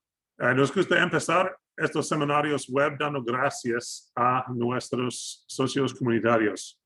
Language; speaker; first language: Spanish; non-native, fluent; English